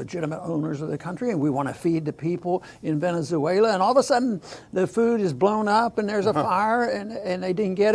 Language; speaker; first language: English; native; English